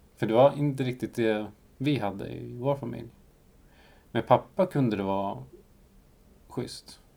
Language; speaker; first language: Swedish; early bilingual, other home language; Spanish